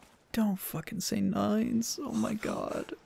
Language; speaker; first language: English; native; English